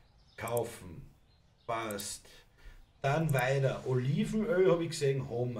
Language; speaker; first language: German; native; German